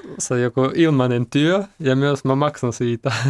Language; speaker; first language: Finnish; non-native, learner; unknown